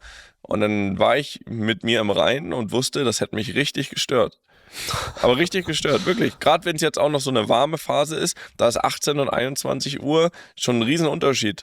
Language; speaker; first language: German; native; German